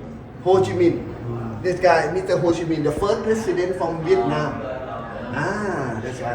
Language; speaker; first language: English; non-native, learner; Thai